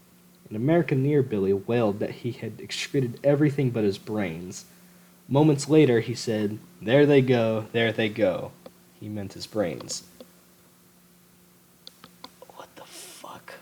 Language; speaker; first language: English; native; English